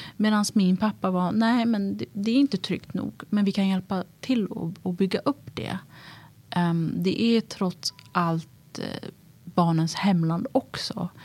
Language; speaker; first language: Swedish; early bilingual, other home language; Tigrinya